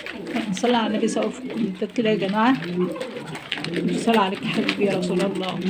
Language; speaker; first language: Arabic; native; Arabic